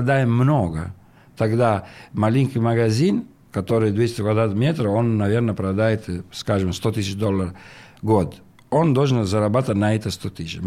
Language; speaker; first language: Russian; non-native, learner; Italian